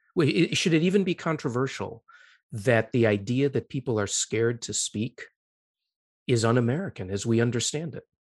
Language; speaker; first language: English; native; English